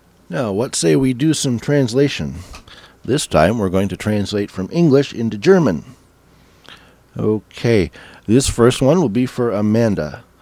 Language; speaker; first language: English; native; English